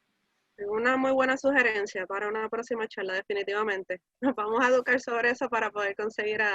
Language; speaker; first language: Spanish; native; Spanish